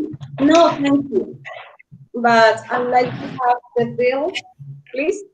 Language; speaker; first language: English; non-native, learner; Spanish